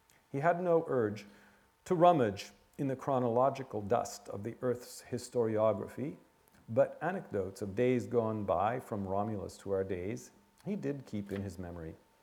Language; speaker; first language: English; native; English